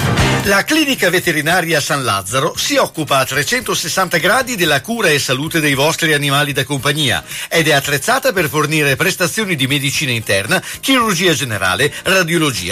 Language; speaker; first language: Italian; native; Italian